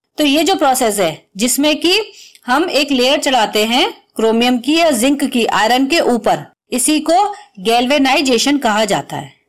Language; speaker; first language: Hindi; native; Hindi